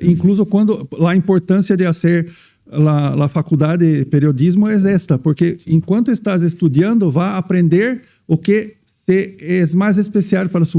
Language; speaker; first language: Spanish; non-native, fluent; Portuguese